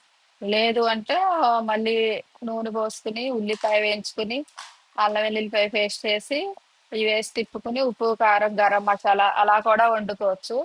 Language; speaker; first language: Telugu; native; Telugu